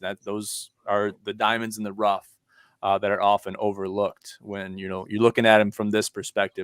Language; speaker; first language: English; native; English